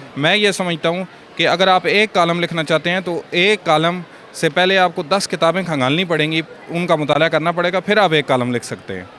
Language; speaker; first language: Urdu; native; Urdu